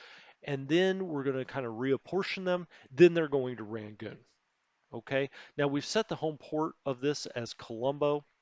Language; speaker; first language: English; native; English